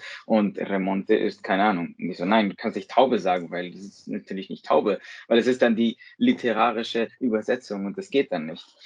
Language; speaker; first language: German; non-native, fluent; Spanish